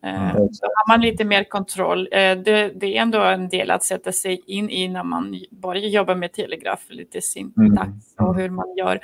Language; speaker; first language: Swedish; non-native, fluent; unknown